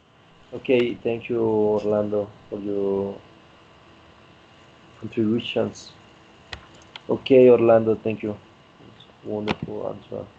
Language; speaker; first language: English; non-native, learner; Spanish